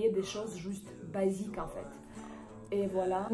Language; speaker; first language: French; non-native, fluent; Ukrainian